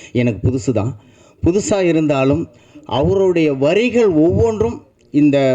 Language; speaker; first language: Tamil; native; Tamil